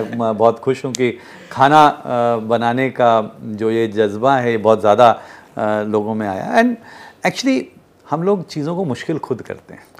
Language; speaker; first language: Hindi; native; Hindi